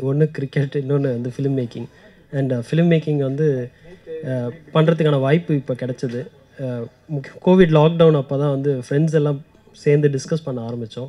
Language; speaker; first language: Tamil; native; Tamil